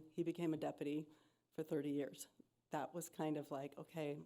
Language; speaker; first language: English; native; English